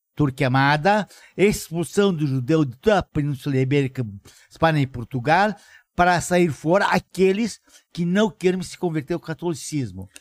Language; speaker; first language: Portuguese; non-native, fluent; Romanian